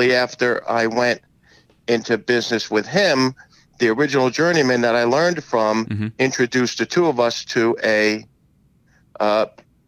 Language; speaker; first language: English; native; English